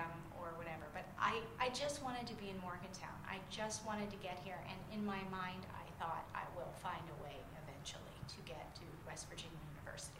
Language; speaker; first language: English; native; English